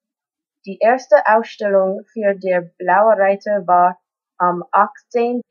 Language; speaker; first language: German; non-native, learner; English